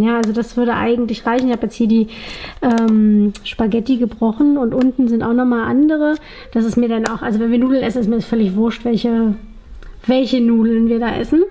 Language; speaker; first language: German; native; German